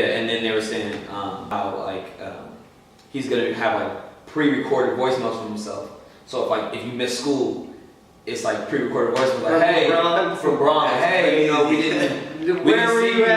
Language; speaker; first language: English; native; English